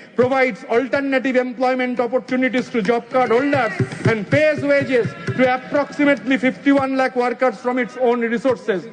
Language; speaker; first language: English; non-native, local second language; Bangla